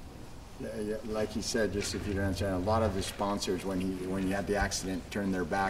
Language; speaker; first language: English; non-native, fluent; Portuguese